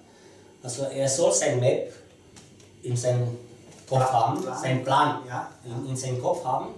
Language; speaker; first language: German; non-native, fluent; Romanian